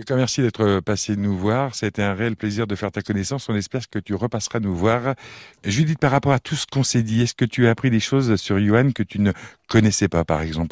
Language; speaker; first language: French; native; French